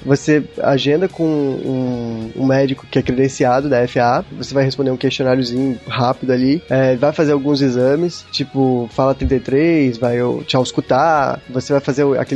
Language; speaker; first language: Portuguese; native; Portuguese